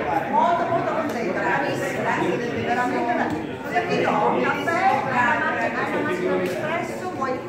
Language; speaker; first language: Italian; native; Italian